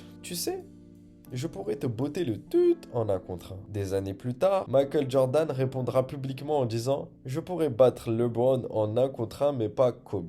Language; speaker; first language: French; native; French